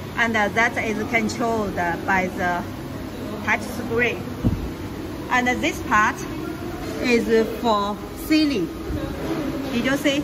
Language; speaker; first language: English; non-native, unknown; Chinese